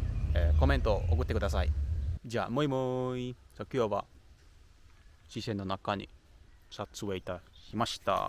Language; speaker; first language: Japanese; non-native, learner; Finnish